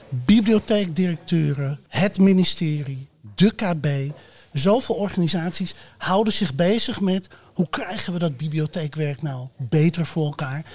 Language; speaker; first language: Dutch; native; Dutch